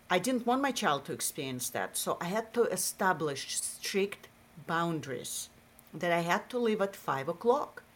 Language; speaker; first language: English; non-native, fluent; Russian